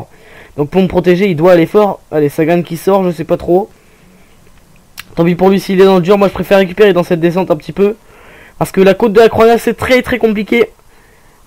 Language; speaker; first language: French; native; French